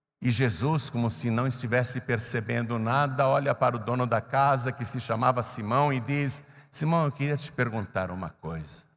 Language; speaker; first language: Portuguese; native; Portuguese